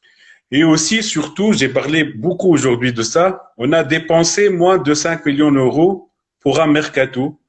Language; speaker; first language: French; non-native, local second language; Arabic